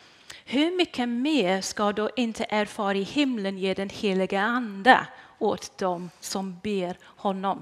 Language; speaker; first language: Swedish; non-native, fluent; English